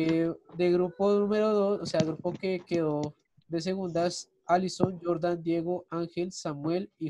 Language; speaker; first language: Spanish; native; Spanish